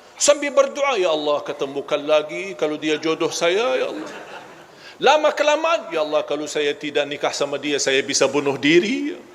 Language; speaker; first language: Malay; non-native, fluent; Arabic